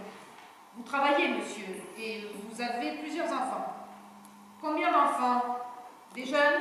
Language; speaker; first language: French; native; French